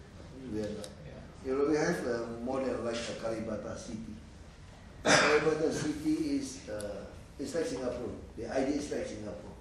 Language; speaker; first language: English; non-native, learner; Indonesian